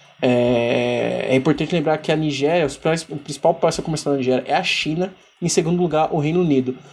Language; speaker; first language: Portuguese; early bilingual, other home language; Igbo